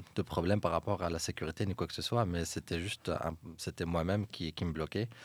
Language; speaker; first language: French; non-native, local second language; Arabic